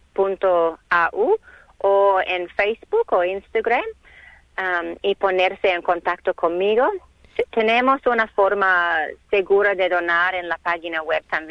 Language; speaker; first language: Spanish; non-native, learner; English